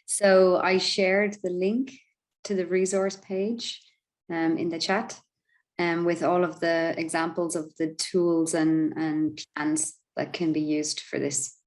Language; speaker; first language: English; non-native, fluent; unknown